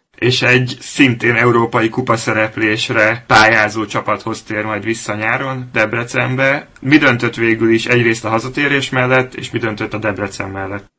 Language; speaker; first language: Hungarian; native; Hungarian